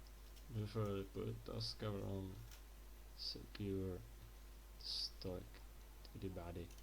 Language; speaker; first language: English; non-native, fluent; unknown